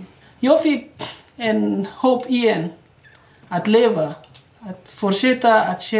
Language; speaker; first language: Swedish; non-native, learner; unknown